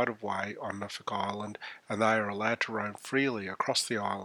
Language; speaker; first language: English; native; English